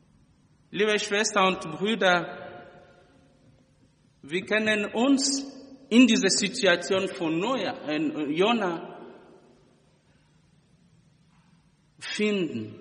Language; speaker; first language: German; non-native, fluent; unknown